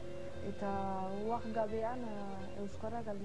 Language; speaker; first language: Basque; non-native, local second language; French